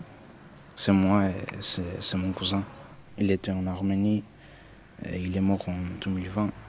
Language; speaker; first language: French; non-native, learner; Armenian